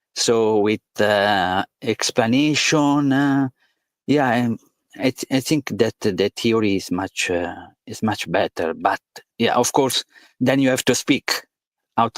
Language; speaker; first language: English; non-native, learner; Italian